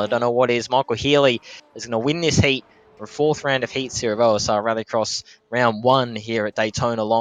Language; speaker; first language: English; native; English